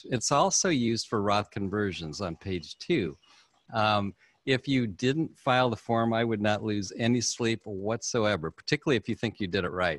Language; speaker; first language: English; native; English